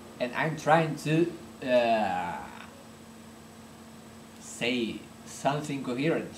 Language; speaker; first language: English; non-native, fluent; Spanish